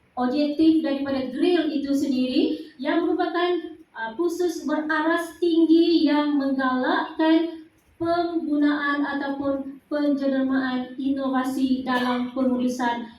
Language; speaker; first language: Malay; native; Malay